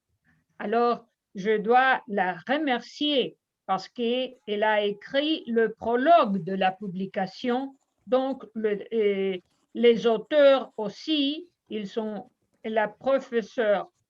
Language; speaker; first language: French; non-native, fluent; Spanish